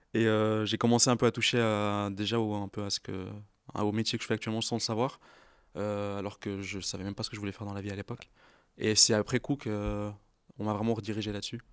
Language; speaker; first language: French; native; French